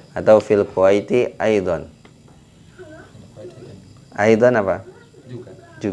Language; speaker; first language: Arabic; non-native, fluent; Indonesian